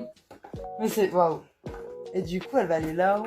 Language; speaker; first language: French; native; French